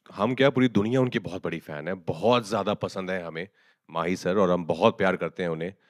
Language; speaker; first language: Hindi; native; Hindi